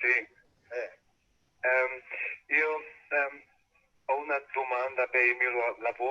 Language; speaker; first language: Italian; non-native, learner; German